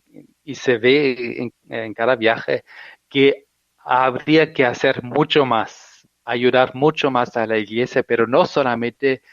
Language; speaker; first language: Spanish; non-native, fluent; German